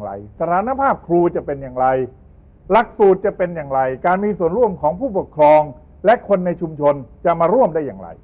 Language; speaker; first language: Thai; native; Thai